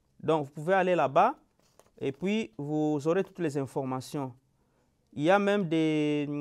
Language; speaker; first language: French; non-native, local second language; Lingala